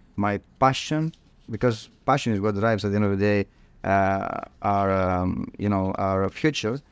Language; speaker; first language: English; non-native, fluent; Greek